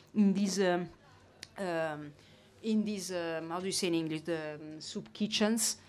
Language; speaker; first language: English; non-native, fluent; Italian